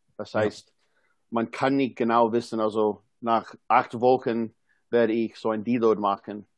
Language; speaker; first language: German; non-native, fluent; English